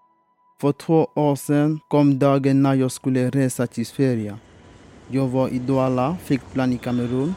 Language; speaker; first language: Swedish; non-native, fluent; French